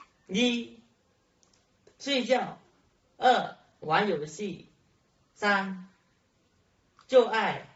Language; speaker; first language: Chinese; non-native, learner; Hmong